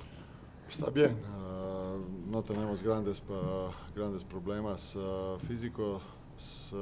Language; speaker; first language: Spanish; non-native, fluent; Croatian